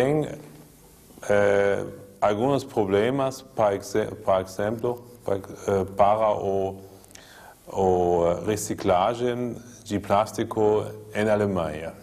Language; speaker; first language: Portuguese; non-native, learner; German